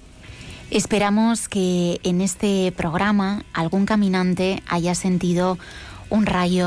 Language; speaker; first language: Spanish; native; Spanish